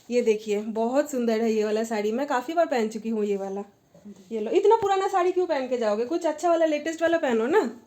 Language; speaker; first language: Hindi; non-native, local second language; Bangla